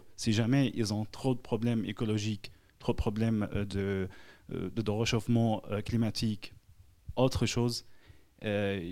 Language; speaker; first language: French; non-native, fluent; Arabic